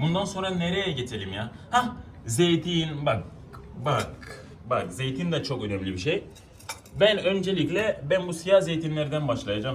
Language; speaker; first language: Turkish; non-native, fluent; Arabic